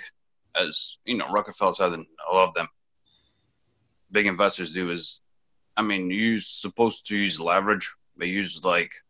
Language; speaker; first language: English; non-native, fluent; Portuguese